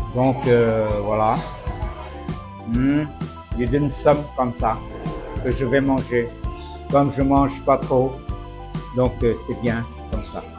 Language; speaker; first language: French; non-native, fluent; Vietnamese